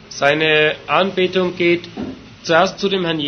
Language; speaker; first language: German; native; German